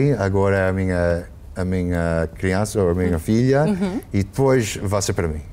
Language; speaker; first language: Portuguese; early bilingual, heritage; English